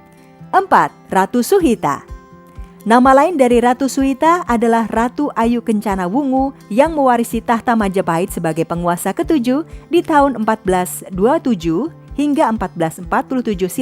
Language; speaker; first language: Indonesian; native; Indonesian